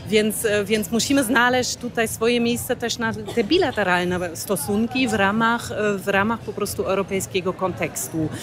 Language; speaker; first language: Polish; non-native, fluent; German